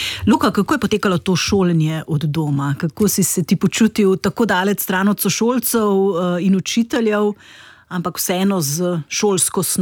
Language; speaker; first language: Slovenian; native; Slovenian